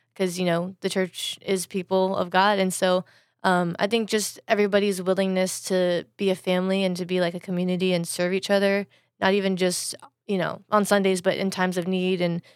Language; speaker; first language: English; native; English